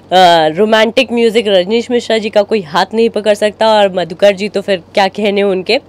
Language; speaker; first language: Hindi; native; Hindi